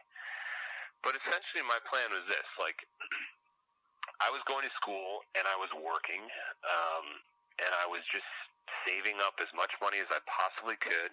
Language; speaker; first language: English; native; English